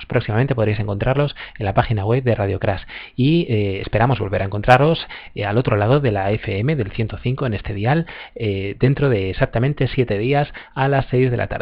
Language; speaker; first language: Spanish; native; Spanish